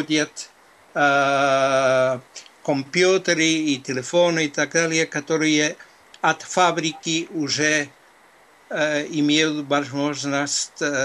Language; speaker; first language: Russian; non-native, fluent; Spanish